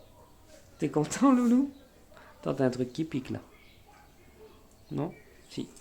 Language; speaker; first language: French; native; French